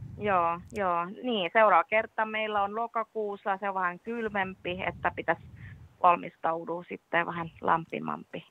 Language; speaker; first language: Finnish; non-native, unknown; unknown